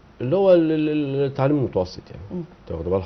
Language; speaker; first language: Arabic; native; Arabic